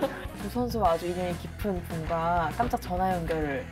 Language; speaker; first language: Korean; native; Korean